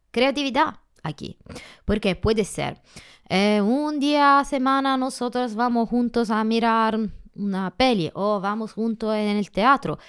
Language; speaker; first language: Spanish; non-native, learner; Italian